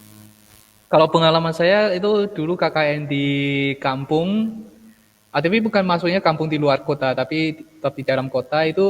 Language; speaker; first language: Indonesian; non-native, fluent; Armenian